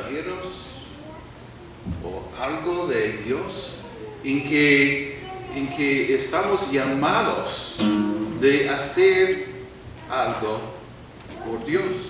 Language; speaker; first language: Spanish; non-native, fluent; English